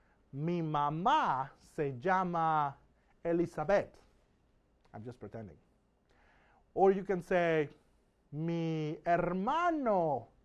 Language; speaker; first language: Spanish; non-native, fluent; English